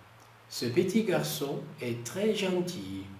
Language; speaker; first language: French; non-native, fluent; Portuguese